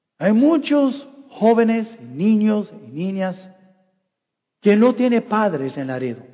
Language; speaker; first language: Spanish; non-native, fluent; English